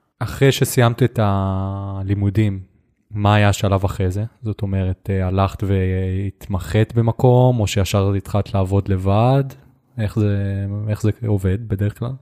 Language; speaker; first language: Hebrew; native; Hebrew